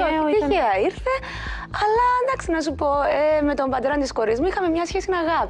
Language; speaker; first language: Greek; native; Greek